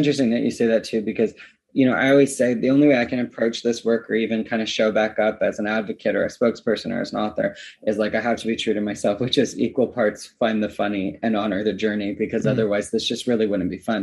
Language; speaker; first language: English; native; English